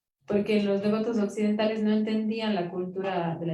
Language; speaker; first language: Spanish; native; Spanish